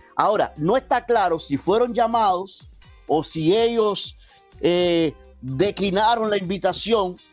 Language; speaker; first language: Spanish; native; Spanish